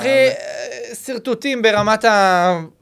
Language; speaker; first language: Hebrew; native; Hebrew